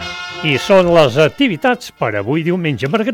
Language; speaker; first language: Catalan; native; Catalan